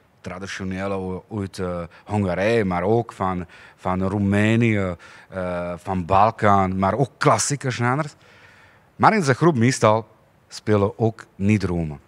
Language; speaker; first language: Dutch; non-native, fluent; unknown